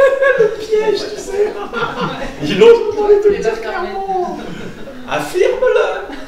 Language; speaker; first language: French; native; French